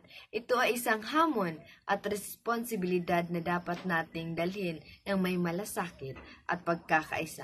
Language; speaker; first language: Filipino; native; Filipino